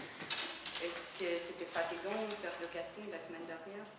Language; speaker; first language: French; non-native, fluent; Romanian